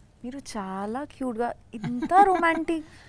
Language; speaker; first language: Telugu; non-native, learner; Bangla